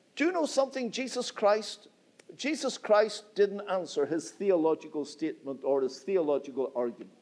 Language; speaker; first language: English; native; English